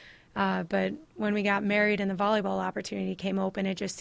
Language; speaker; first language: English; native; English